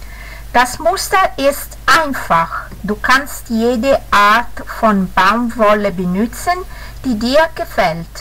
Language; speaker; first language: German; non-native, fluent; Italian